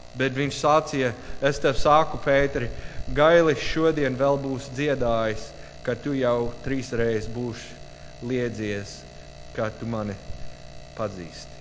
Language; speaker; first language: Latvian; non-native, learner; English